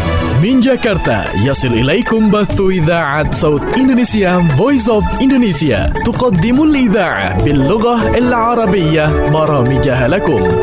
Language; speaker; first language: Arabic; non-native, fluent; Indonesian